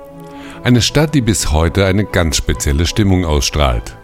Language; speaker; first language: German; native; German